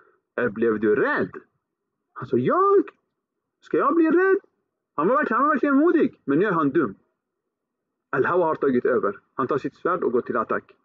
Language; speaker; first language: Swedish; early bilingual, other home language; Arabic